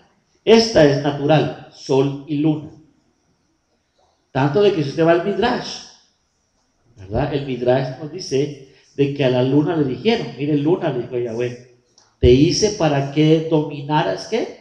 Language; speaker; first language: Spanish; native; Spanish